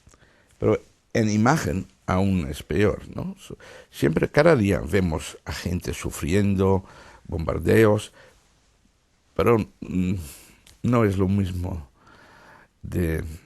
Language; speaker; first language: Spanish; non-native, fluent; Dutch